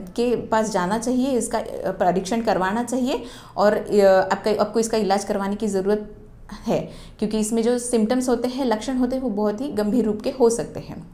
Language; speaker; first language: Hindi; non-native, local second language; Marathi